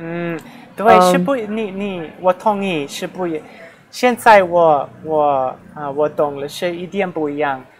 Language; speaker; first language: Chinese; non-native, learner; English